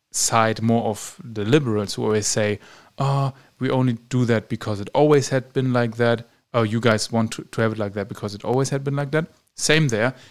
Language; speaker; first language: English; non-native, fluent; German